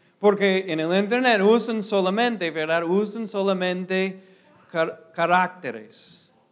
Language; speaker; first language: Spanish; non-native, fluent; English